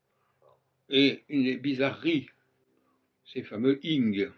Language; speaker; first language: French; native; French